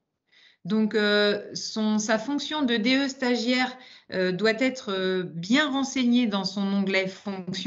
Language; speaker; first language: French; native; French